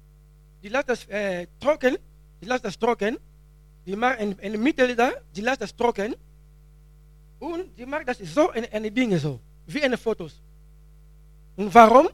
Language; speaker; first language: German; non-native, learner; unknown